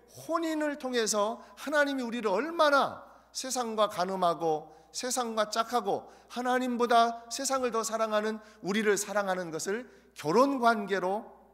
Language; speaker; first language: Korean; native; Korean